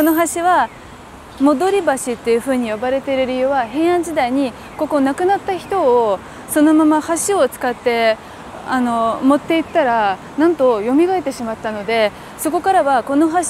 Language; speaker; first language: Japanese; non-native, fluent; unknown